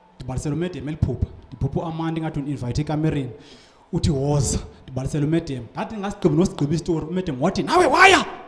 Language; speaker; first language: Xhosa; non-native, local second language; Tsonga